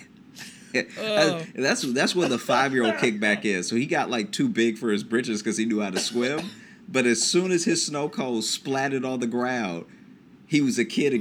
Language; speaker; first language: English; native; English